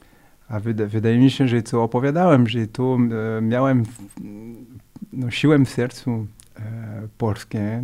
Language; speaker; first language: Polish; non-native, fluent; French